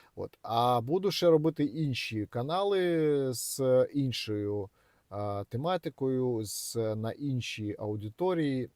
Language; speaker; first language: Ukrainian; non-native, local second language; Russian